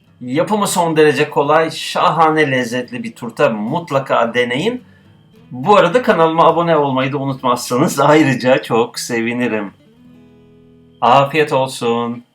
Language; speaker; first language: Turkish; native; Turkish